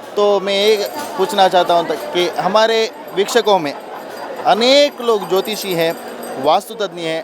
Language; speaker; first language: Hindi; non-native, local second language; Konkani